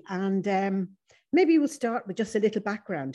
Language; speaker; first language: English; native; English